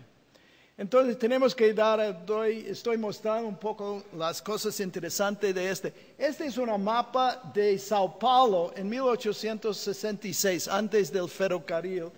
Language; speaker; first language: Spanish; non-native, fluent; English